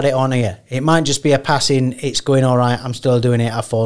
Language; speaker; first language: English; native; English